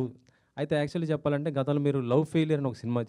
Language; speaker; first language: Telugu; native; Telugu